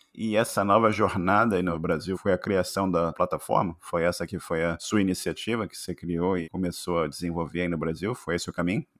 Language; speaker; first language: Portuguese; native; Portuguese